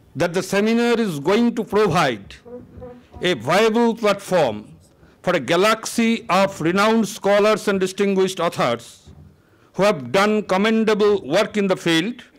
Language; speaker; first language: English; non-native, local second language; Bangla